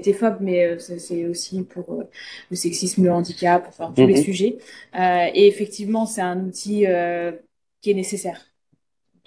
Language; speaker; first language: French; native; French